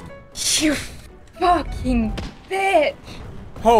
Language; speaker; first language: English; native; English